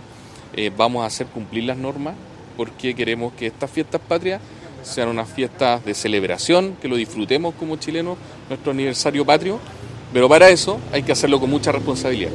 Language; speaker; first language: Spanish; native; Spanish